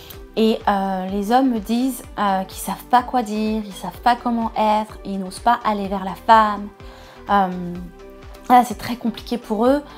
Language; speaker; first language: French; native; French